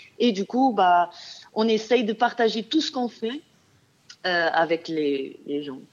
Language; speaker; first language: French; non-native, fluent; Portuguese